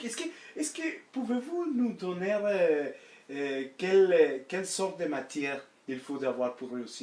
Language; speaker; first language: French; early bilingual, other home language; Spanish